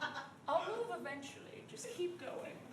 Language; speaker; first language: English; native; English